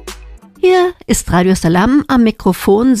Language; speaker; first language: German; native; German